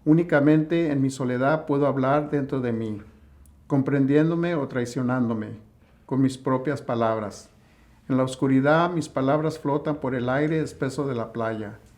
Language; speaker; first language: Spanish; early bilingual, other home language; English